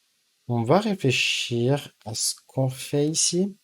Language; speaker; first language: French; native; French